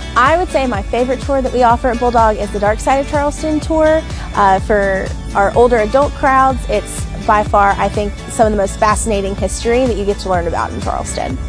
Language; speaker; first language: English; native; English